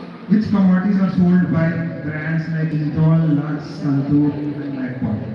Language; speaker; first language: English; non-native, local second language; Telugu